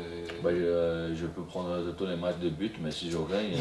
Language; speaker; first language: French; non-native, fluent; Portuguese